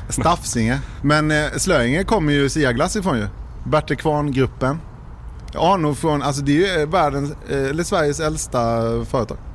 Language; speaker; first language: Swedish; native; Swedish